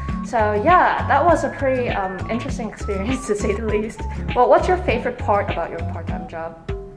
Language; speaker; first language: English; native; English